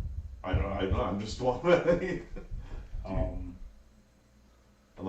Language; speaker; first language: English; native; English